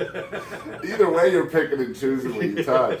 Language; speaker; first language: English; native; English